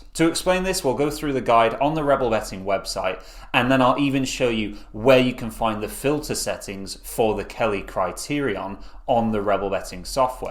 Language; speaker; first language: English; native; English